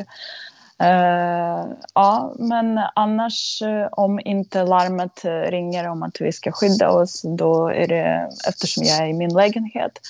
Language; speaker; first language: Swedish; non-native, fluent; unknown